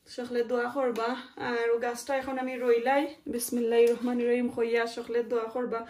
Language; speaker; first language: Bangla; non-native, local second language; Sylheti